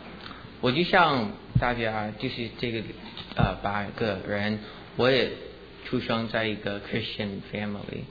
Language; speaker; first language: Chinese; early bilingual, heritage; English